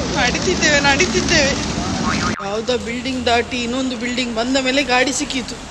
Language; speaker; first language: Kannada; native; Kannada